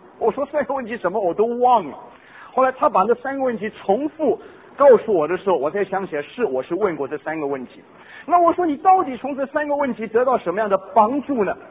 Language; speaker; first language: Chinese; non-native, local second language; Cantonese